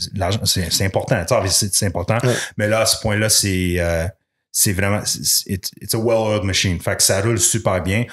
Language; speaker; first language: French; non-native, local second language; English